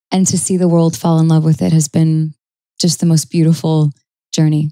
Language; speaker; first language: English; native; English